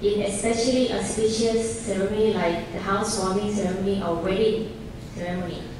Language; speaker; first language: English; non-native, fluent; Thai